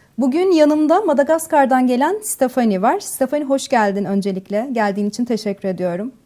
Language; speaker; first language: Turkish; native; Turkish